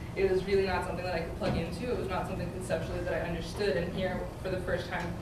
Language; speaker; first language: English; native; English